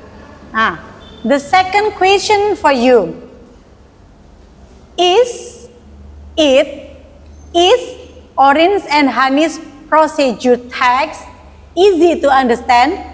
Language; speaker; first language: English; non-native, learner; Indonesian